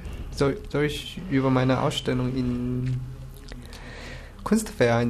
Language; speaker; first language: German; non-native, learner; Chinese